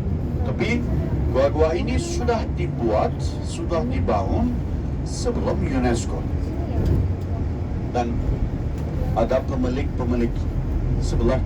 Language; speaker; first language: Indonesian; non-native, fluent; Turkish